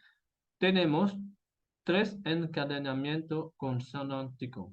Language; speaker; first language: Spanish; non-native, fluent; French